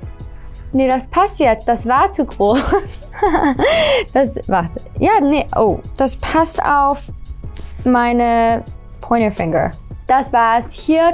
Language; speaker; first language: German; early bilingual, heritage; English